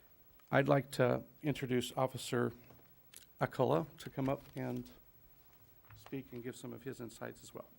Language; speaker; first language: English; native; English